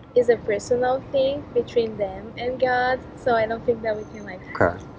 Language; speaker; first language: English; non-native, fluent; Portuguese